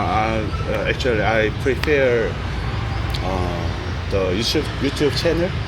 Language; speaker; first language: English; non-native, learner; Korean